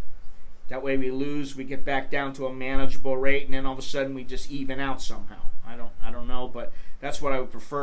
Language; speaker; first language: English; native; English